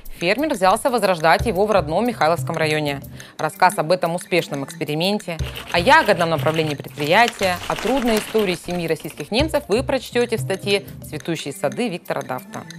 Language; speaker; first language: Russian; native; Russian